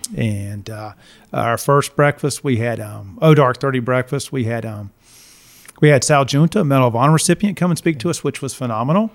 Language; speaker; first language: English; native; English